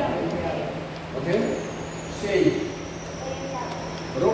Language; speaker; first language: Spanish; non-native, learner; Korean